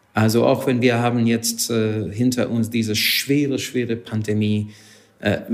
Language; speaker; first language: German; non-native, fluent; Hungarian